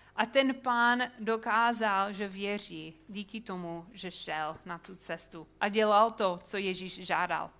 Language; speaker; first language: Czech; non-native, fluent; English